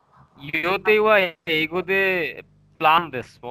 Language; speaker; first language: Japanese; non-native, learner; Bangla